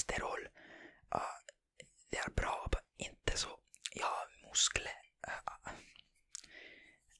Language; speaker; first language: Swedish; non-native, learner; Finnish